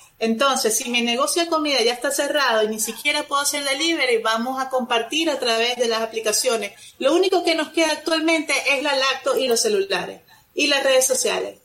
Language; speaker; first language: Spanish; native; Spanish